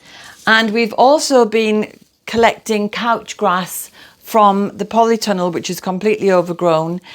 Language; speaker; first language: English; native; English